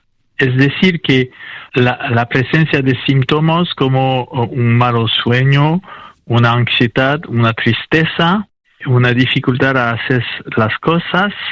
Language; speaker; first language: Spanish; non-native, fluent; French